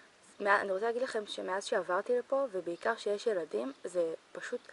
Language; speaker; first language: Hebrew; native; Hebrew